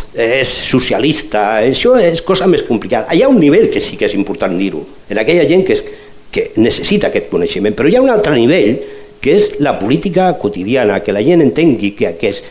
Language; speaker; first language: Catalan; non-native, local second language; Spanish